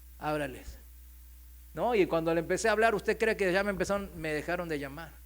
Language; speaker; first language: Spanish; non-native, fluent; Korean